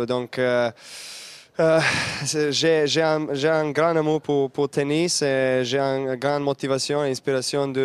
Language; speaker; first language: French; non-native, learner; Serbian